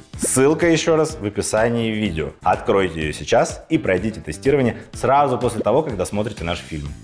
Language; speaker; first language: Russian; native; Russian